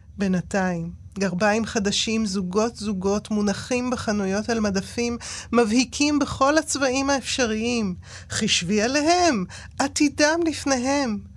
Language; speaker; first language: Hebrew; native; Hebrew